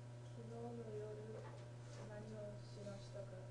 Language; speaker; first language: Japanese; non-native, learner; English